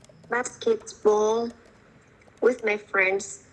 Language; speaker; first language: English; non-native, learner; Vietnamese